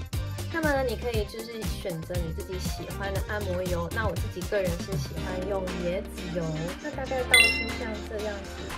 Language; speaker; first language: Chinese; native; Chinese